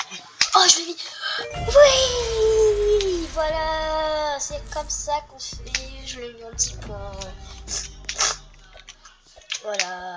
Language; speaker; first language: French; native; French